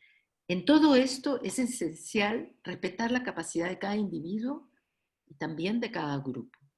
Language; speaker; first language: Spanish; native; Spanish